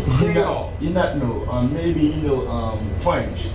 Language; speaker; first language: English; non-native, learner; Haitian Creole